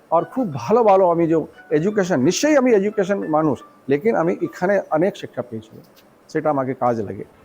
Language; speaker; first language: Bangla; non-native, local second language; Hindi